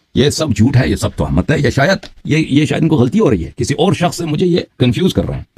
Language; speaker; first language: Urdu; non-native, fluent; Persian